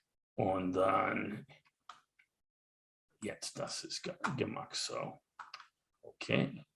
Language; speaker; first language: German; non-native, learner; English